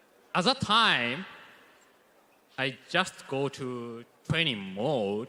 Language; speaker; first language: English; non-native, learner; Japanese